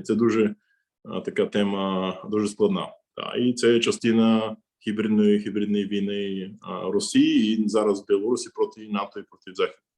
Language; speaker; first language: Ukrainian; non-native, fluent; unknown